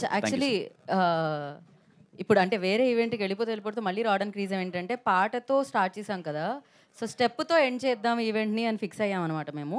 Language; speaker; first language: Telugu; native; Telugu